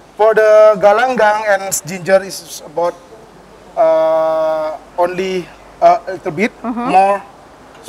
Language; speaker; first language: English; non-native, learner; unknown